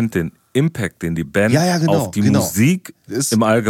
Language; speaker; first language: German; native; German